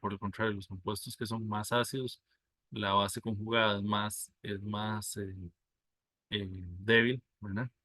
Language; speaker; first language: Spanish; native; Spanish